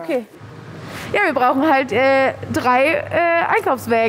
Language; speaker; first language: German; native; German